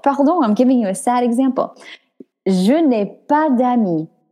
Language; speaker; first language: French; non-native, fluent; English